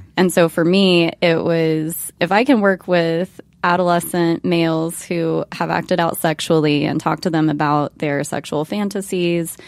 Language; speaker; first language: English; native; English